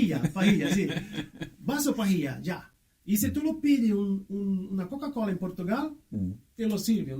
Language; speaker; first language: Spanish; non-native, fluent; Portuguese